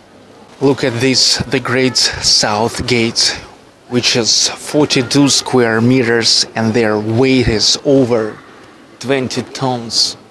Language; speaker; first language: English; non-native, fluent; Russian